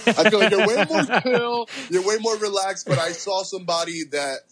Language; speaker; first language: English; early bilingual, other home language; Spanish